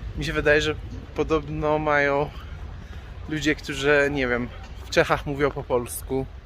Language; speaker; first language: Polish; non-native, fluent; Persian